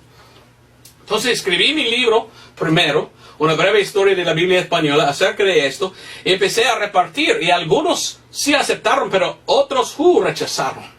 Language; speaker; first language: Spanish; non-native, fluent; English